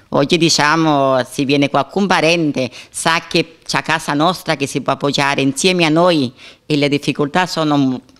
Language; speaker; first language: Italian; non-native, fluent; Spanish